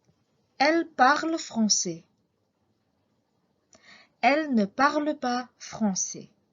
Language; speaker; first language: French; non-native, fluent; Indonesian